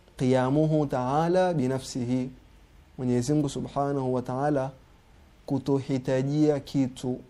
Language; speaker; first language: Swahili; native; Swahili